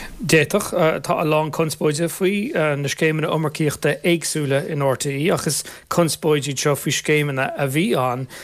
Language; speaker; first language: Irish; native; Irish